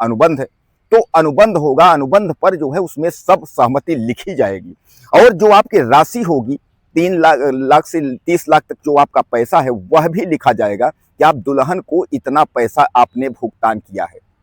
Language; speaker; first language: Hindi; native; Hindi